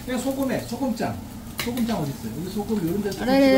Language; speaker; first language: Korean; native; Korean